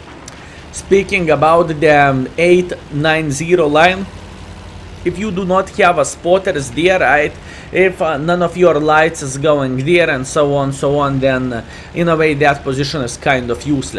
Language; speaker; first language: English; non-native, fluent; Lithuanian